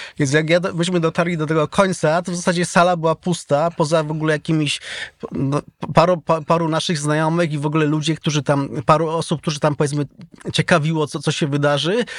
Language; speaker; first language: Polish; native; Polish